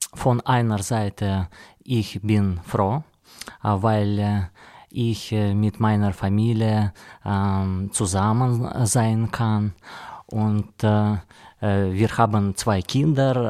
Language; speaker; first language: German; non-native, learner; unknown